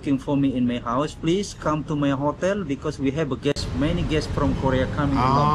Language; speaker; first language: English; non-native, learner; Indonesian